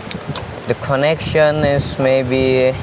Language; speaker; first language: English; non-native, learner; Indonesian